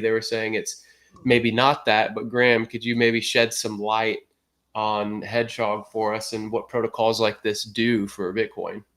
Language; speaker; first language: English; native; English